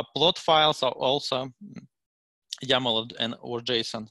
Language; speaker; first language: English; non-native, fluent; Russian